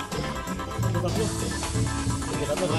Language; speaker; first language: Filipino; non-native, local second language; Cebuano